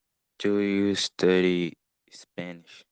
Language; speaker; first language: English; non-native, learner; Portuguese